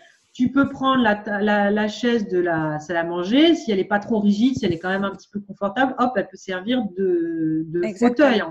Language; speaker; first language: French; native; French